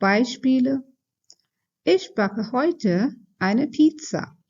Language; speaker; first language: German; non-native, fluent; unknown